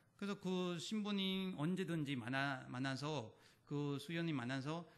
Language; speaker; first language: Korean; non-native, learner; Spanish